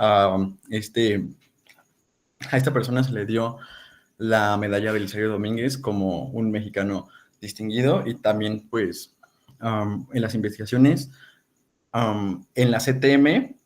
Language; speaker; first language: Spanish; native; Spanish